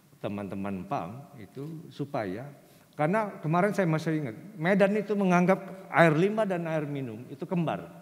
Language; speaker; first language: Indonesian; native; Indonesian